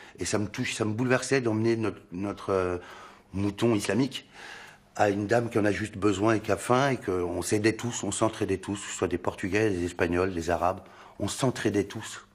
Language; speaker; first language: French; early bilingual, other home language; Arabic